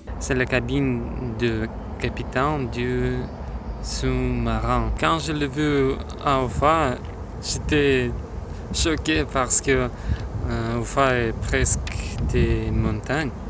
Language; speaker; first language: French; non-native, learner; Russian